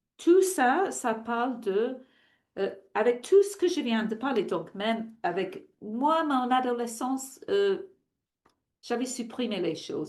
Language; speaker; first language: French; non-native, fluent; English